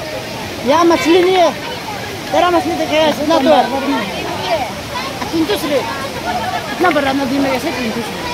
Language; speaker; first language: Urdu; non-native, local second language; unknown